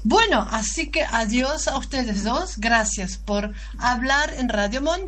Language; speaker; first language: Spanish; non-native, fluent; German